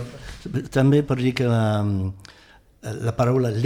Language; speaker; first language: Catalan; non-native, fluent; English